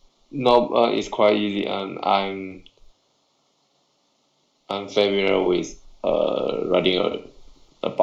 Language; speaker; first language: English; non-native, learner; Chinese